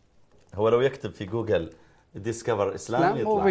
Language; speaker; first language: Arabic; native; Arabic